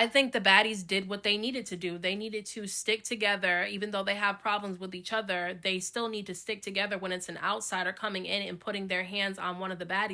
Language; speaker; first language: English; native; English